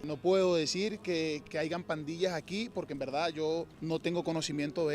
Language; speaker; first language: Spanish; native; Spanish